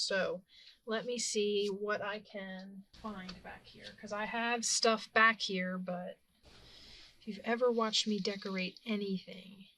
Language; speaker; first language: English; native; English